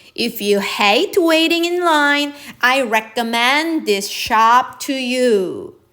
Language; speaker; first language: English; non-native, fluent; Korean